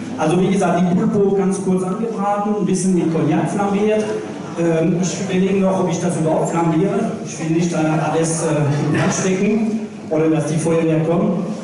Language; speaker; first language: German; non-native, fluent; French